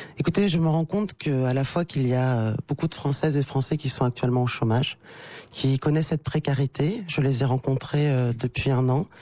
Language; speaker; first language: French; native; French